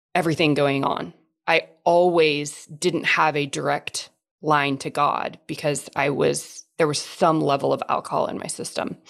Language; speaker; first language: English; native; English